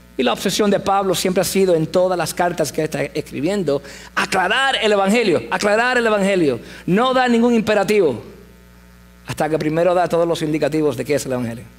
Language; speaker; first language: Spanish; early bilingual, heritage; English